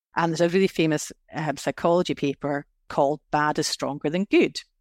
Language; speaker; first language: English; native; English